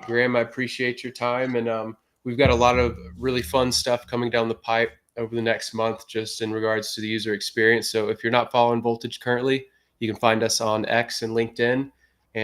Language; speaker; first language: English; native; English